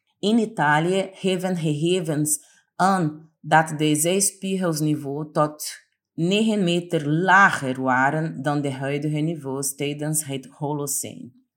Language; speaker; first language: Dutch; non-native, fluent; Portuguese